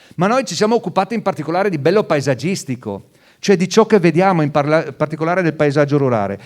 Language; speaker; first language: Italian; non-native, local second language; Friulian